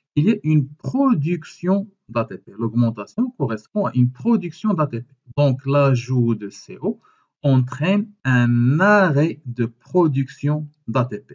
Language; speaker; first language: French; non-native, local second language; Arabic